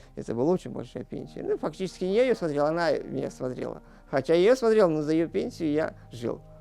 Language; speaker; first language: Russian; non-native, local second language; Crimean Tatar